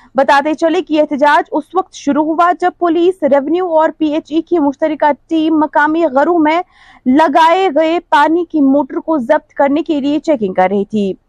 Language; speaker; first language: Urdu; non-native, local second language; Kashmiri